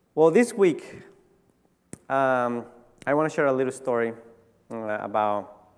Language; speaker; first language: English; early bilingual, other home language; Spanish